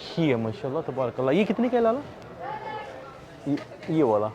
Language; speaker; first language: Hindi; non-native, local second language; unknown